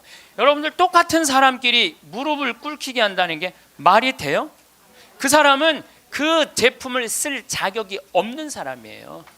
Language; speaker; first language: Korean; native; Korean